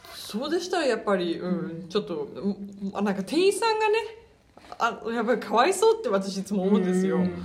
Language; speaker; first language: Japanese; early bilingual, other home language; German